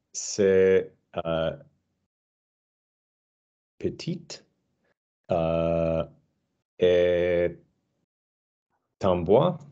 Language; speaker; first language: French; non-native, learner; English